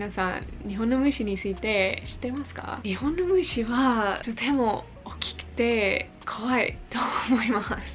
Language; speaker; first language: Japanese; non-native, learner; English